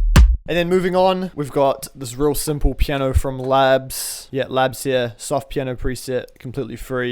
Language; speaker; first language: English; native; English